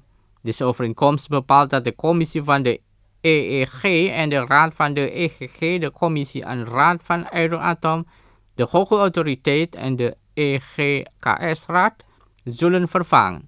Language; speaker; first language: Dutch; non-native, fluent; Indonesian